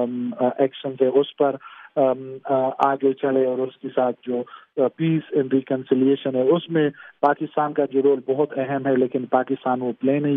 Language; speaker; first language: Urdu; non-native, fluent; Pashto